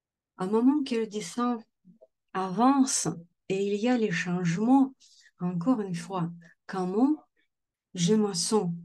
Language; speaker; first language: French; non-native, fluent; Russian